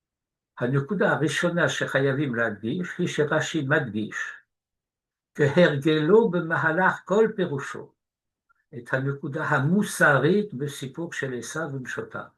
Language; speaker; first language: Hebrew; non-native, fluent; French